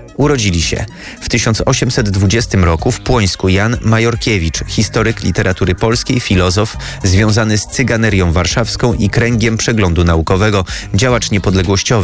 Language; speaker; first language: Polish; native; Polish